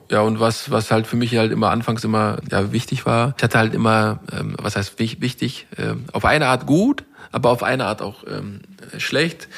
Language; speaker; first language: German; native; German